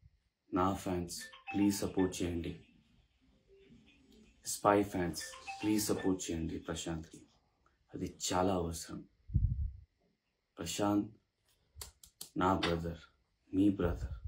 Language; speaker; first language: Telugu; non-native, learner; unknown